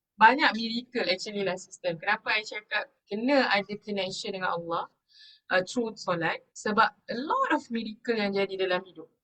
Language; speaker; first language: Malay; non-native, local second language; Tamil